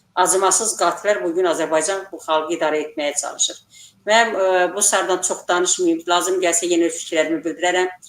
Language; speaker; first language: Azerbaijani; native; Azerbaijani